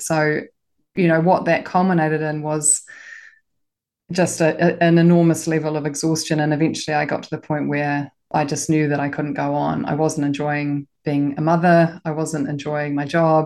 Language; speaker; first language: English; native; English